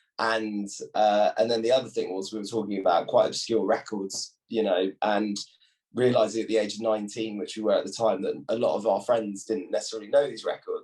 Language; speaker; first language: English; native; English